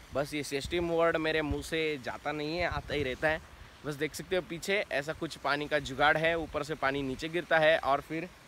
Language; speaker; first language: Hindi; non-native, local second language; Marathi